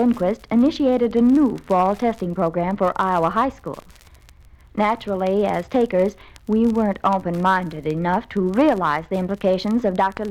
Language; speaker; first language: English; native; English